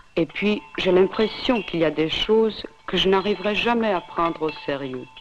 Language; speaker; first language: French; non-native, fluent; Serbian